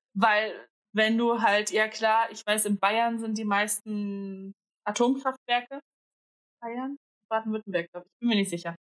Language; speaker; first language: German; native; German